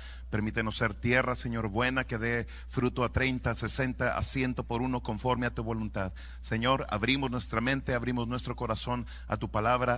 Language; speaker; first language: Spanish; native; Spanish